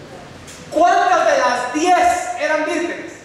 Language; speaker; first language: Spanish; native; Spanish